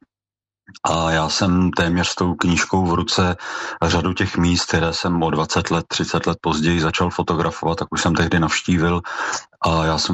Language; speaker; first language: Czech; native; Czech